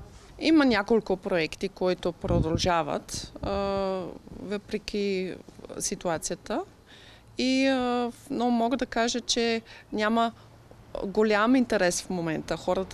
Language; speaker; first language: Bulgarian; non-native, fluent; German